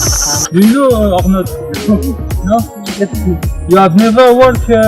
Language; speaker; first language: English; non-native, learner; French